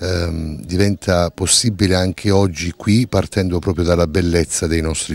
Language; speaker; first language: Italian; native; Italian